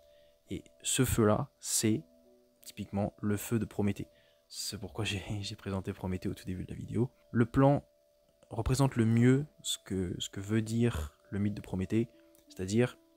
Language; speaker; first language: French; native; French